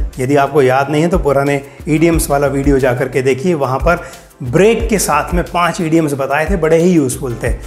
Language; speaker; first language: Hindi; native; Hindi